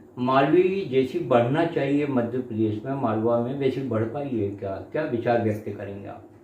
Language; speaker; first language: Hindi; native; Hindi